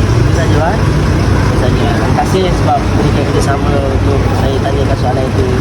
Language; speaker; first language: Malay; native; Malay